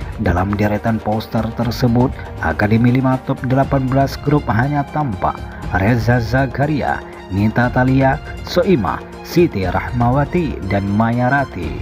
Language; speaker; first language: Indonesian; native; Indonesian